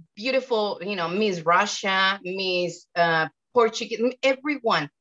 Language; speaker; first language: English; non-native, fluent; Spanish